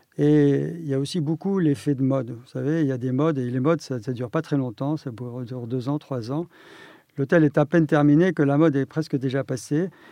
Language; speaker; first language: French; native; French